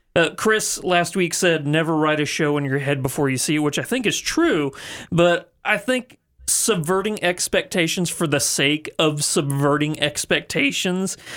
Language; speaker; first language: English; native; English